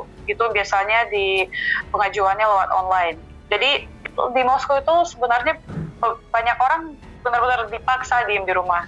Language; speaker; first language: Indonesian; non-native, fluent; Russian